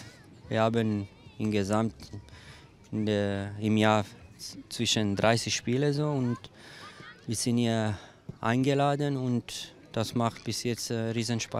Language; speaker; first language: German; non-native, local second language; Italian